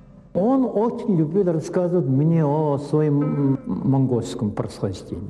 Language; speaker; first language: Russian; non-native, fluent; Mongolian